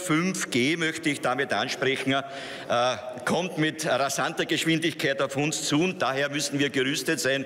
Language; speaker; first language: German; native; German